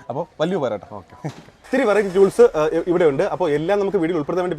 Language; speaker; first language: Malayalam; native; Malayalam